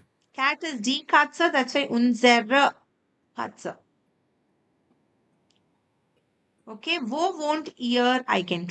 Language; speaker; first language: German; non-native, learner; Tamil